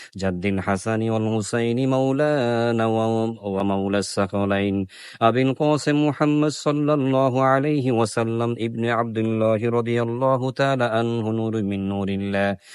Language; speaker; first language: Arabic; non-native, fluent; Bangla